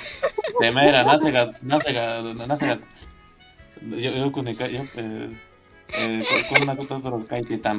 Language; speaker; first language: Japanese; non-native, learner; Spanish